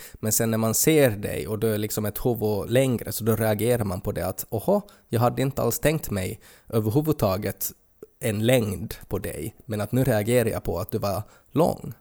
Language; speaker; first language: Swedish; native; Swedish